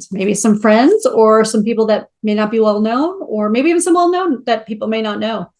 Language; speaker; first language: English; native; English